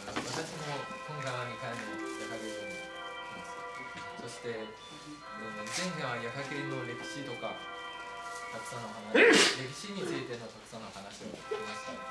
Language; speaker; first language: Japanese; non-native, fluent; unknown